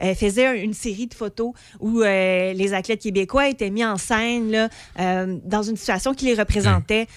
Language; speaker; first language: French; native; French